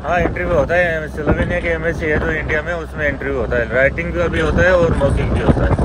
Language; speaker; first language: Hindi; native; Hindi